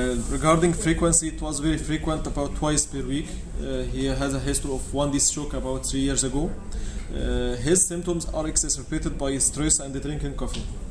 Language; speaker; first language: English; non-native, fluent; Arabic